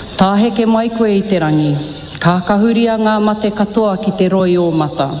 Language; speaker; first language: Māori; native; Māori